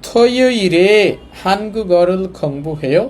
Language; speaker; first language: Korean; non-native, fluent; Bangla